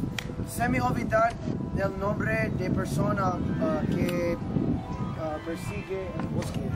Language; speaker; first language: Spanish; non-native, learner; English